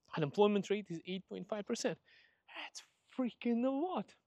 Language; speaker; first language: English; non-native, fluent; Russian